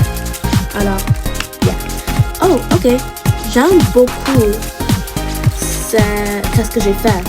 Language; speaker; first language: French; non-native, learner; English